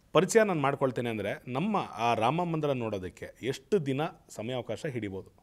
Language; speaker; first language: Kannada; native; Kannada